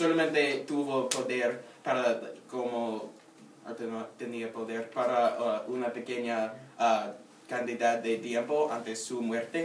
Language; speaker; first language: Spanish; non-native, learner; English